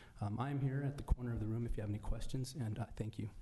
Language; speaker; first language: English; native; English